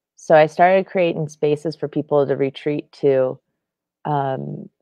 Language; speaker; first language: English; native; English